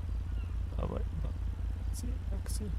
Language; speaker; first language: Russian; non-native, learner; Kara-Kalpak